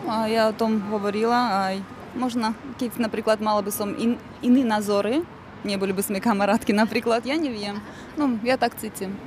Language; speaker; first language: Slovak; non-native, learner; Russian